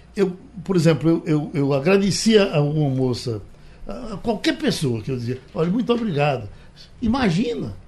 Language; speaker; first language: Portuguese; native; Portuguese